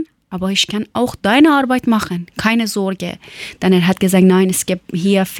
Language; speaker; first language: German; non-native, learner; Persian